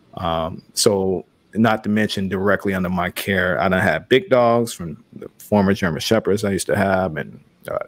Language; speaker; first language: English; native; English